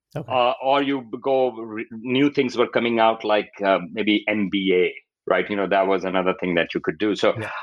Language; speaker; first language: English; non-native, local second language; Urdu